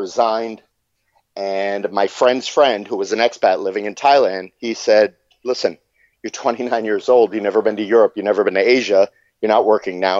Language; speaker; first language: English; native; English